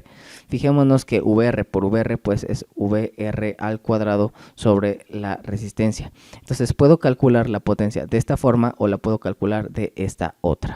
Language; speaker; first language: Spanish; native; Spanish